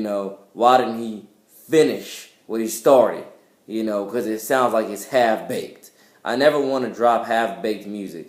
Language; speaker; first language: English; native; English